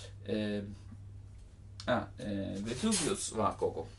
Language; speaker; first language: Japanese; non-native, learner; Italian